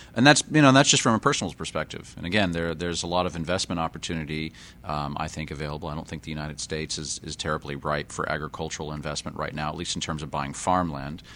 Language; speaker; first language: English; native; English